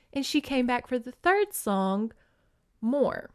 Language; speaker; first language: English; native; English